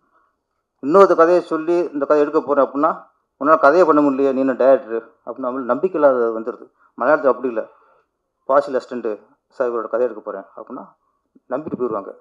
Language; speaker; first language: Tamil; native; Tamil